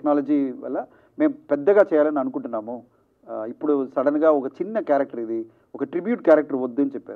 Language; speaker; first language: Telugu; non-native, fluent; Tamil